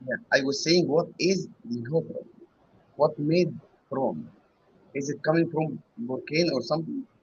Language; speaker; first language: English; non-native, learner; Arabic